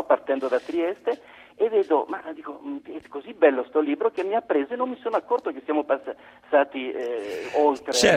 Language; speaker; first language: Italian; early bilingual, other home language; Croatian